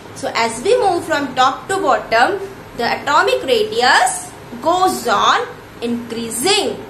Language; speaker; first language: English; non-native, local second language; Hindi